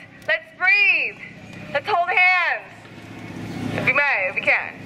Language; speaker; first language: English; native; English